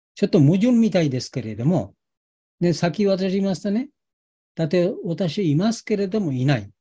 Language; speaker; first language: Japanese; non-native, learner; Bangla